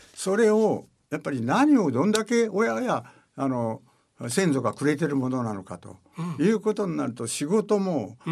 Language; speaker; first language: Japanese; native; Japanese